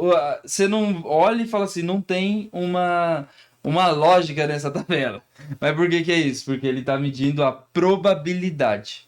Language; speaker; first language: Portuguese; native; Portuguese